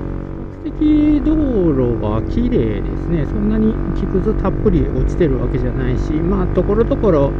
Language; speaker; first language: Japanese; native; Japanese